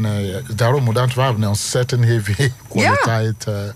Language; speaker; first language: Dutch; non-native, learner; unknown